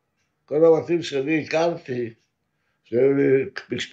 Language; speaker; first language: Hebrew; non-native, fluent; Polish